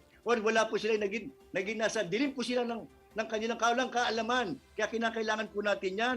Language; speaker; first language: Filipino; native; Filipino